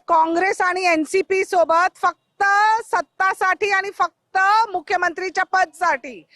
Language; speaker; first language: Marathi; non-native, local second language; Hindi